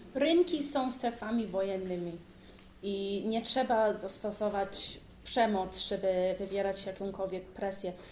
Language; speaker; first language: Polish; early bilingual, heritage; Polish